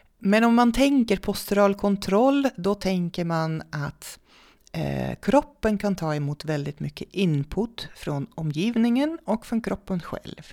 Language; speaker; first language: Swedish; non-native, fluent; Dutch